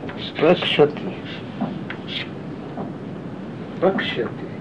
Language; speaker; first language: Russian; non-native, learner; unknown